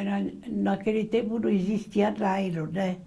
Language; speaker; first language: Portuguese; early bilingual, other home language; Arabic